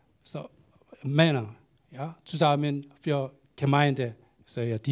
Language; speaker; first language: German; non-native, learner; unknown